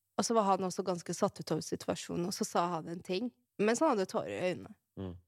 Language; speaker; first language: Norwegian; early bilingual, other home language; Arabic